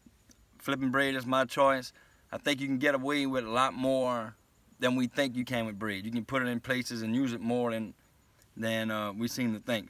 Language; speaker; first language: English; native; English